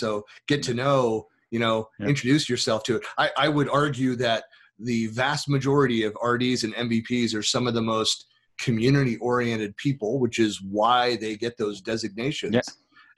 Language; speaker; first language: English; native; English